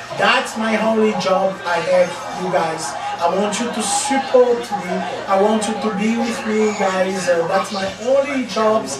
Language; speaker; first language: English; non-native, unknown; Lingala